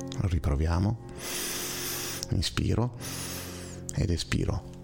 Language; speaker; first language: Italian; native; Italian